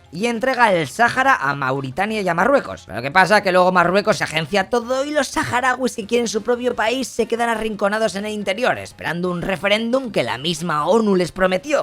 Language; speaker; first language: Spanish; native; Spanish